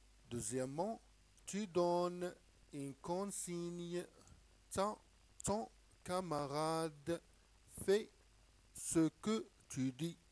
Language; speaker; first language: French; non-native, local second language; Arabic